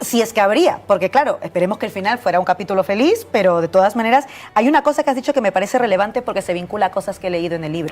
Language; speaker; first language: Spanish; native; Spanish